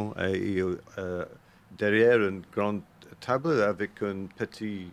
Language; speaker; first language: French; non-native, learner; English